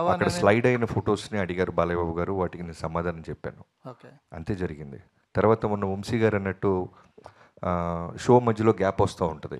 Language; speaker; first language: Telugu; native; Telugu